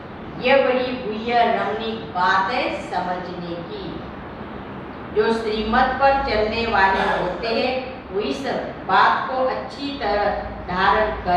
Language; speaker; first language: Hindi; non-native, local second language; Marathi